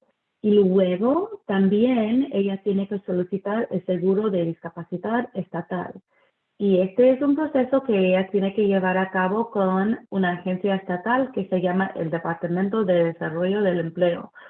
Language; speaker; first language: Spanish; early bilingual, heritage; Spanish